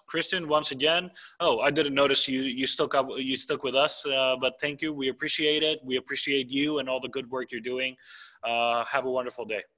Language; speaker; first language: English; non-native, fluent; Greek